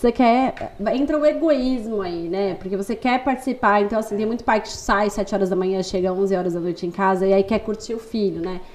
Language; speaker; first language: Portuguese; native; Portuguese